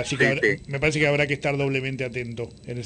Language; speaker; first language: Spanish; native; Spanish